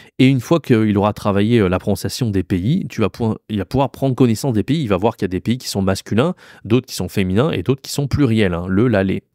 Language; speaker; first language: French; native; French